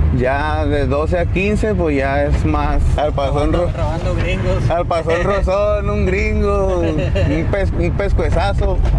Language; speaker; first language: Spanish; native; Spanish